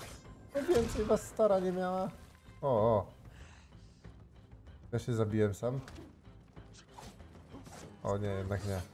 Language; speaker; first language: Polish; native; Polish